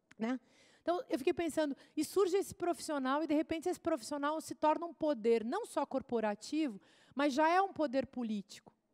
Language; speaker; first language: Portuguese; native; Portuguese